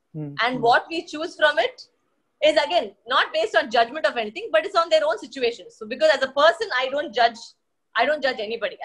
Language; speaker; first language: English; non-native, local second language; Tamil